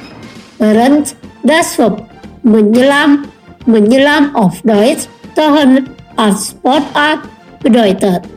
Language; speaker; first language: German; non-native, fluent; Indonesian